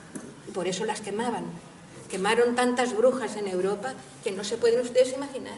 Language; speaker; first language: Spanish; native; Spanish